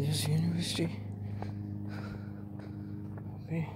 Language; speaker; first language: English; non-native, learner; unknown